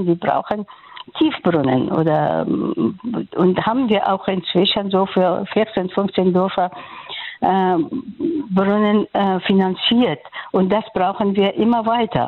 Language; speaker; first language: German; non-native, learner; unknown